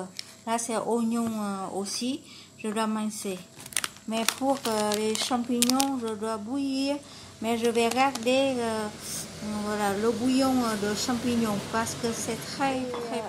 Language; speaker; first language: French; non-native, learner; Vietnamese